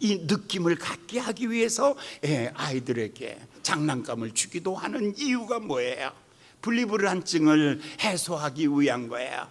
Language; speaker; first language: Korean; native; Korean